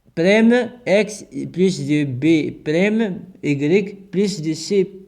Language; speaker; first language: French; non-native, local second language; Arabic